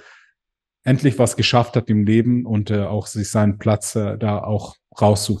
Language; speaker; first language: German; native; German